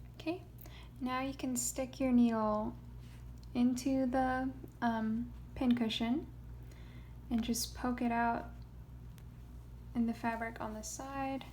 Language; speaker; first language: English; native; English